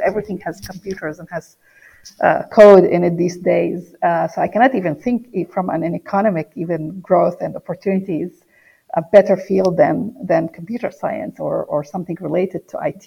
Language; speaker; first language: English; non-native, fluent; Arabic